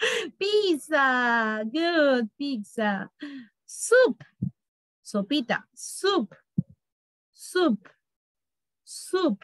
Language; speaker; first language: English; non-native, fluent; Spanish